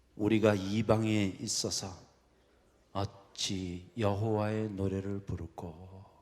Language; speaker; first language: Korean; early bilingual, heritage; Korean